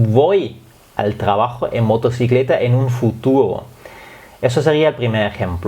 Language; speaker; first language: Spanish; non-native, fluent; German